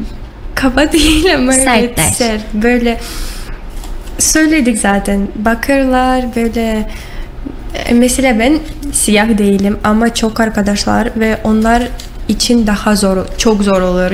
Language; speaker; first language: Turkish; non-native, learner; Russian